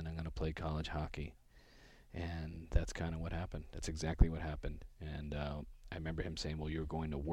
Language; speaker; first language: English; native; English